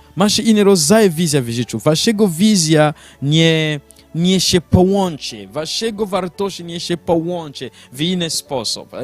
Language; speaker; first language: Polish; non-native, learner; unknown